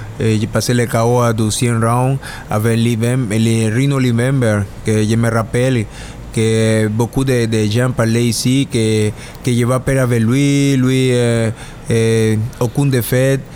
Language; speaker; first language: French; non-native, learner; Spanish